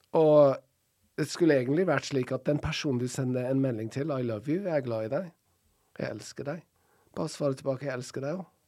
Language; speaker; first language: Norwegian; non-native, fluent; English